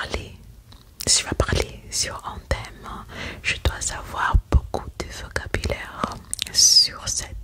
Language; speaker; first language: French; non-native, learner; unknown